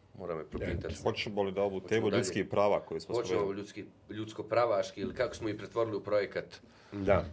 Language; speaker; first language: Bosnian; native; Bosnian